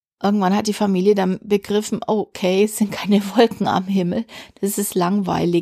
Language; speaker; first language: German; native; German